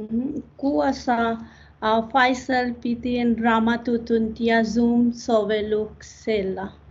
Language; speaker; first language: Finnish; non-native, learner; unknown